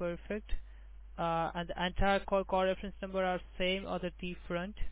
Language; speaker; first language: English; non-native, local second language; Gujarati